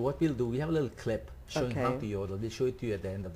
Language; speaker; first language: English; non-native, fluent; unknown